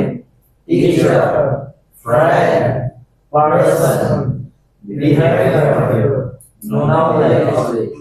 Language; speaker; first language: English; non-native, learner; Indonesian